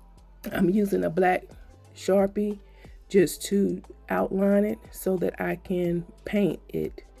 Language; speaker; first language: English; native; English